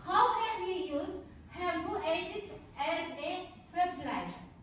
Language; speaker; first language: English; non-native, learner; Kazakh